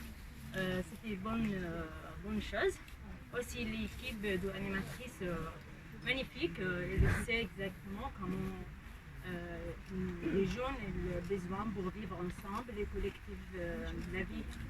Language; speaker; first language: French; non-native, learner; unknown